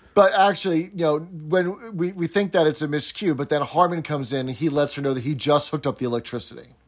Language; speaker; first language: English; native; English